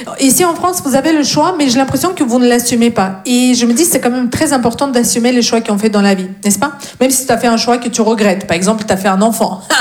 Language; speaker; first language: French; non-native, fluent; Russian